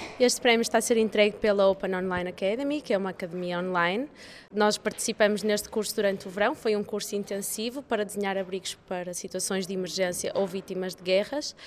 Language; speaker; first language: Portuguese; native; Portuguese